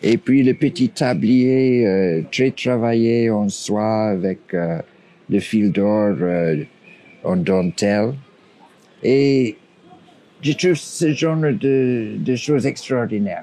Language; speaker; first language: French; non-native, fluent; English